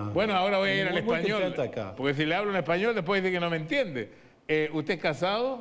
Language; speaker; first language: Spanish; native; Spanish